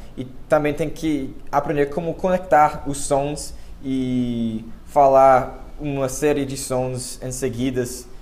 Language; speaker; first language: Portuguese; non-native, fluent; English